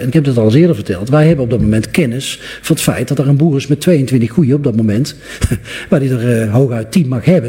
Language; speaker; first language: Dutch; native; Dutch